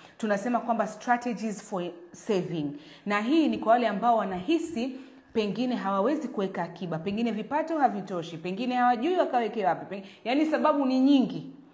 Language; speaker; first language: Swahili; native; Swahili